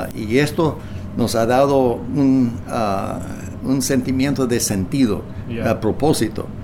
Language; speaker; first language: Spanish; non-native, fluent; English